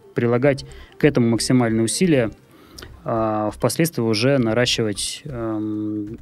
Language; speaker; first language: Russian; native; Russian